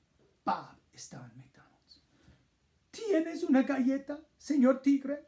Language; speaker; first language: Spanish; non-native, fluent; English